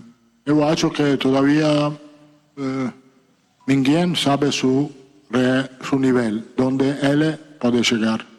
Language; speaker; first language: Portuguese; non-native, fluent; Italian